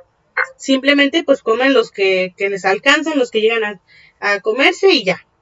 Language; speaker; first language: Spanish; native; Spanish